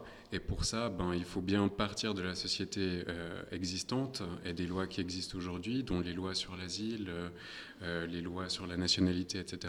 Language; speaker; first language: French; native; French